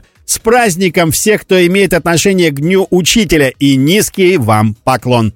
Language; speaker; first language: Russian; native; Russian